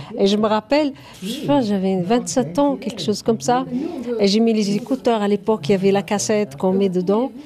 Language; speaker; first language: French; non-native, fluent; Arabic